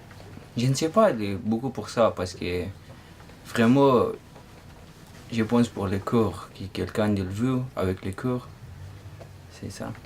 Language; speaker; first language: French; non-native, learner; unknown